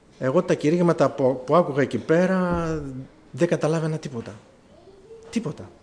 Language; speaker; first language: Greek; early bilingual, heritage; German